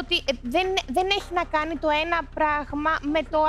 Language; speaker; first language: Greek; native; Greek